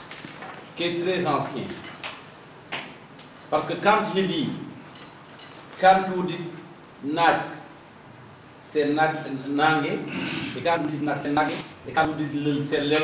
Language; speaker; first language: French; non-native, local second language; Wolof